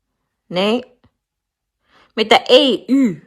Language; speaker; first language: Dutch; non-native, learner; Cebuano